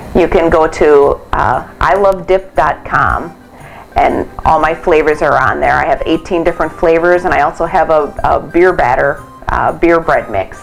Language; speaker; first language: English; native; English